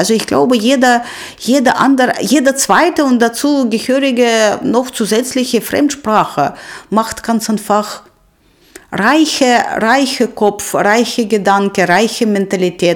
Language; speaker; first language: German; non-native, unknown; Russian